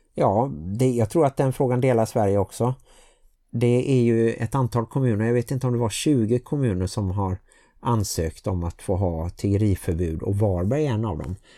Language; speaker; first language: Swedish; native; Swedish